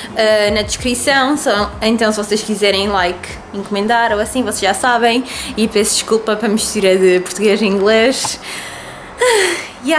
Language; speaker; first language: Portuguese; early bilingual, heritage; Portuguese